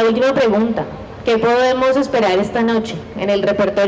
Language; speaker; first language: Spanish; native; Spanish